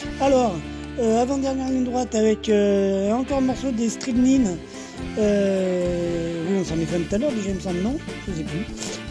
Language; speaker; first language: French; native; French